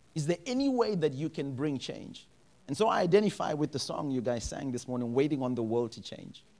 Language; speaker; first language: English; non-native, local second language; Shona